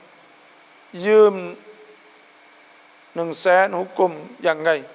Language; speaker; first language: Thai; non-native, local second language; Malay